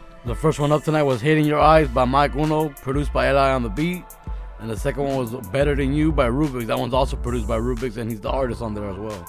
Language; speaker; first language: English; early bilingual, other home language; Spanish